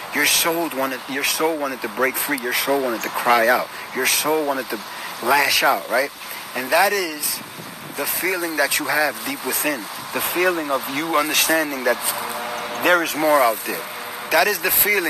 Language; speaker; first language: English; early bilingual, other home language; Spanish